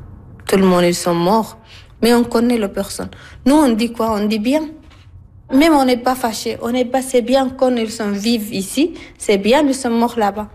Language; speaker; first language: French; non-native, learner; Arabic